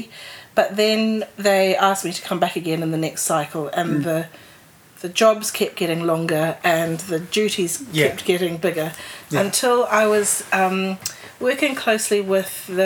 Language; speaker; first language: English; native; English